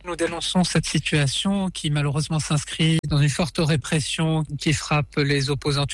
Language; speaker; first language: French; non-native, local second language; Arabic